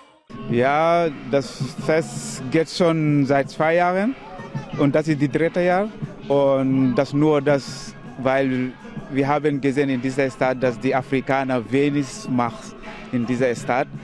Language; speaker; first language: German; non-native, learner; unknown